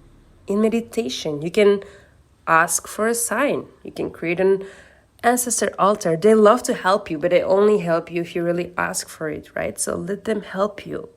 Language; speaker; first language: English; non-native, fluent; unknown